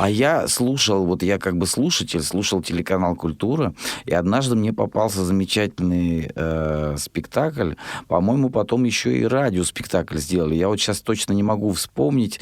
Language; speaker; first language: Russian; native; Russian